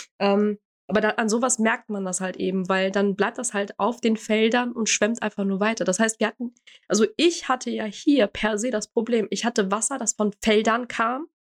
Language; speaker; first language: German; early bilingual, other home language; Croatian